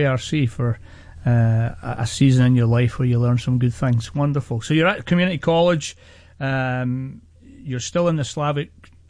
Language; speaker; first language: English; native; English